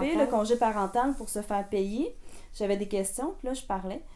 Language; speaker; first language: French; native; French